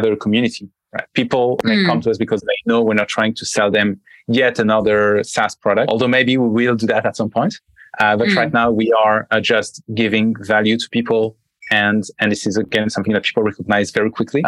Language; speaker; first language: English; non-native, fluent; French